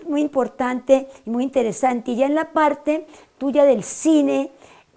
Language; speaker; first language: Spanish; native; Spanish